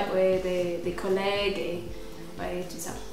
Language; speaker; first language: French; non-native, fluent; English